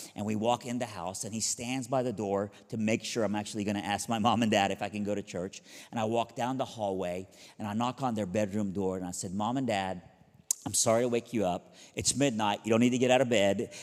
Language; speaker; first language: English; early bilingual, other home language; Persian